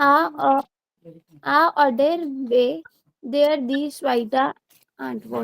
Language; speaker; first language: German; non-native, learner; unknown